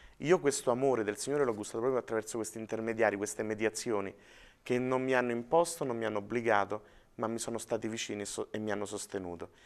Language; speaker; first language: Italian; native; Italian